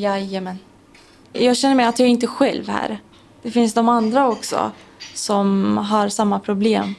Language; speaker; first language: Swedish; non-native, local second language; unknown